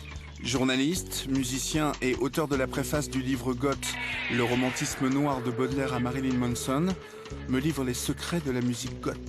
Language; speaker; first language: French; native; French